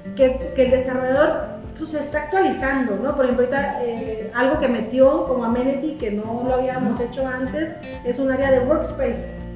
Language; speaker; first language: Spanish; early bilingual, heritage; Spanish